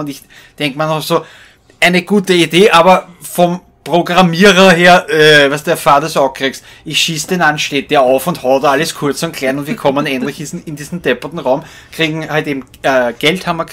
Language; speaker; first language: German; native; German